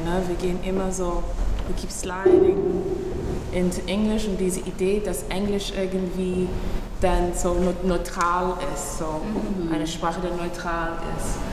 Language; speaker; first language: German; non-native, fluent; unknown